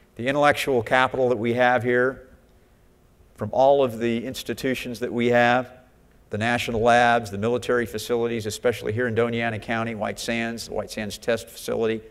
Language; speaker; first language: English; native; English